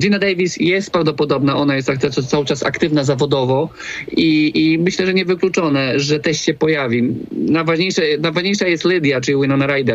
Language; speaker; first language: Polish; native; Polish